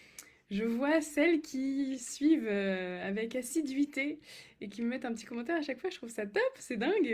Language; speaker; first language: French; native; French